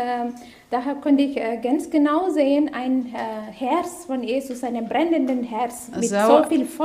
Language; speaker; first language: German; non-native, learner; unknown